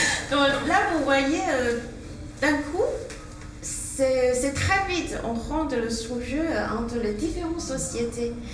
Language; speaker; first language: French; non-native, fluent; Chinese